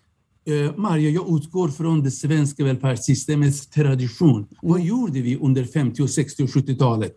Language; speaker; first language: Swedish; non-native, fluent; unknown